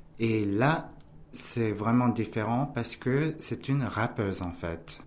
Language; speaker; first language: French; non-native, fluent; Korean